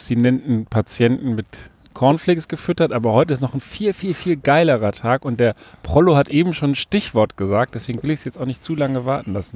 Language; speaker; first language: German; native; German